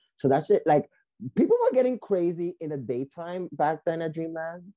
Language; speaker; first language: English; early bilingual, other home language; Spanish